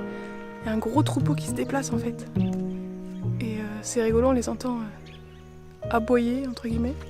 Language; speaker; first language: French; native; French